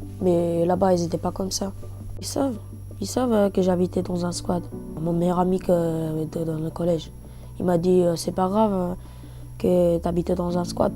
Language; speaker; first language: French; early bilingual, other home language; Bulgarian